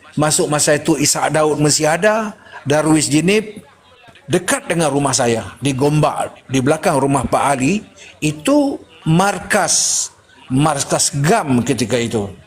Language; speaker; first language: Malay; non-native, local second language; Achinese